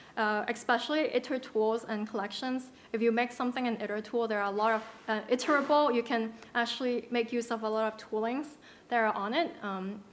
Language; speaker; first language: English; non-native, local second language; Cantonese